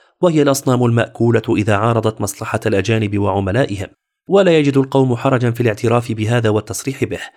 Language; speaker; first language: Arabic; native; Arabic